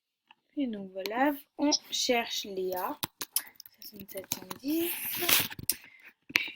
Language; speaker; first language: French; native; French